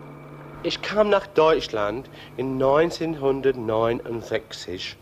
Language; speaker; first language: German; non-native, fluent; English